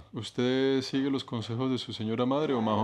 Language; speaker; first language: Spanish; native; Spanish